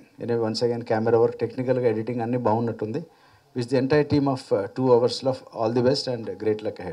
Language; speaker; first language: Telugu; native; Telugu